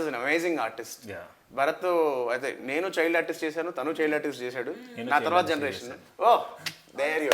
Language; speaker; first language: Telugu; native; Telugu